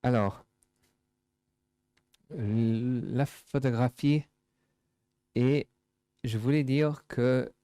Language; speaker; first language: French; non-native, fluent; English